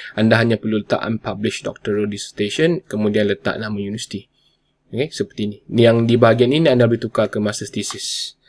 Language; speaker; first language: Malay; non-native, local second language; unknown